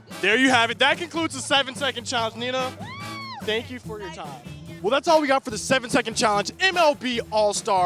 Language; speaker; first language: English; native; English